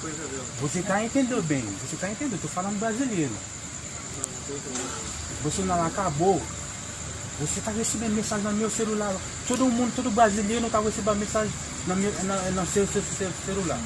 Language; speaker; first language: Portuguese; non-native, learner; Haitian Creole